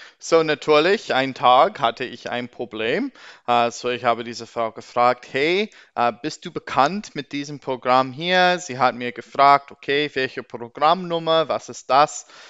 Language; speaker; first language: German; non-native, learner; English